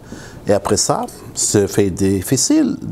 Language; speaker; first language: French; non-native, local second language; Arabic